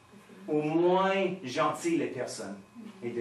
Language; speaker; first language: French; non-native, fluent; English